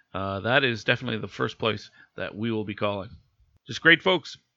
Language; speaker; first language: English; native; English